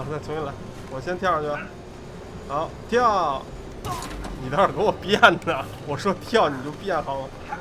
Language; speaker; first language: Chinese; native; Chinese